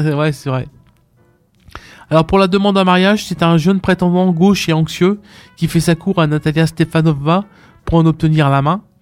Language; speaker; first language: French; native; French